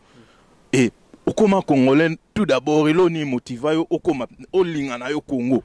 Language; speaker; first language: Lingala; native; Lingala